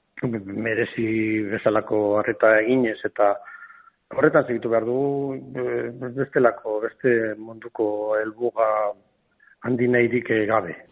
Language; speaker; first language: Basque; non-native, local second language; Spanish